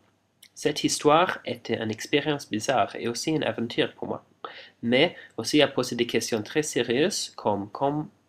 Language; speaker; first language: French; non-native, fluent; English